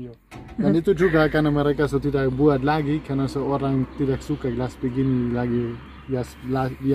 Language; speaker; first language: Indonesian; non-native, learner; German